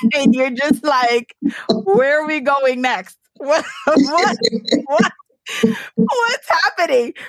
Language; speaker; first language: English; early bilingual, other home language; Yoruba